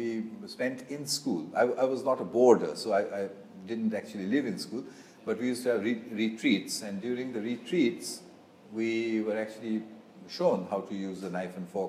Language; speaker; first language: English; non-native, local second language; Bangla